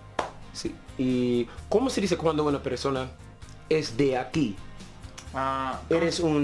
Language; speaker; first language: Spanish; non-native, learner; English